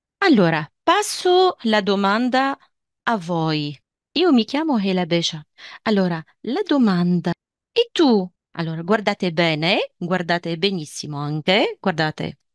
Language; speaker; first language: Italian; non-native, fluent; Arabic